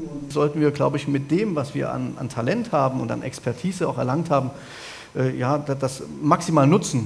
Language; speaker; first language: German; native; German